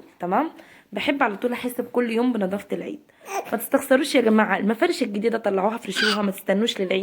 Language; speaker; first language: Arabic; native; Arabic